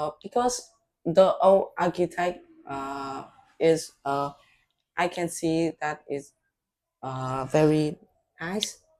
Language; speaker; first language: English; non-native, learner; Vietnamese